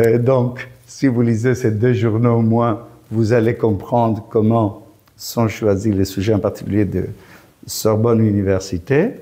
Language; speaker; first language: French; non-native, fluent; Greek